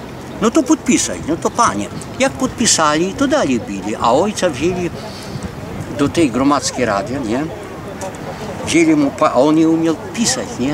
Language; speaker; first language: Polish; early bilingual, heritage; Polish